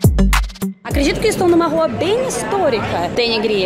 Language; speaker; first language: Portuguese; non-native, fluent; Russian